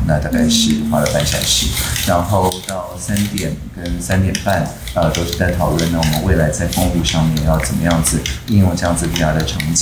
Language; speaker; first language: Chinese; native; Chinese